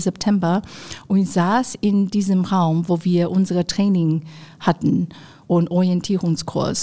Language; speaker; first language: German; non-native, fluent; Chinese